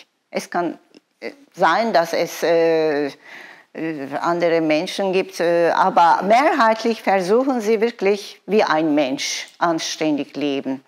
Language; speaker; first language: German; non-native, fluent; Turkish